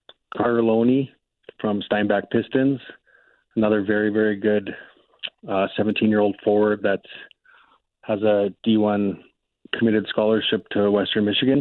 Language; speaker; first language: English; native; English